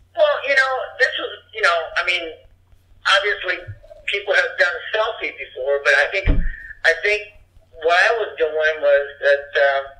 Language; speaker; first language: English; early bilingual, other home language; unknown